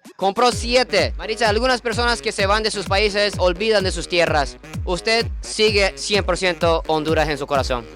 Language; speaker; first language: Spanish; non-native, fluent; English